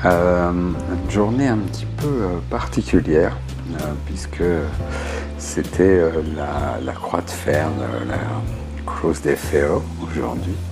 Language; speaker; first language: French; native; French